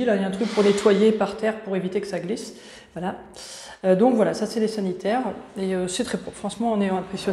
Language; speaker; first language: French; native; French